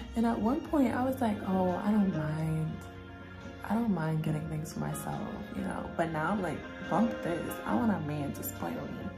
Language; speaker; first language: English; native; English